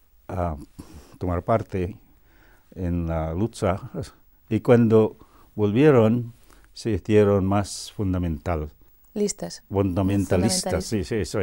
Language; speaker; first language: Spanish; non-native, fluent; Cebuano